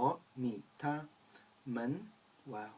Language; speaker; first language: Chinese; early bilingual, heritage; Chinese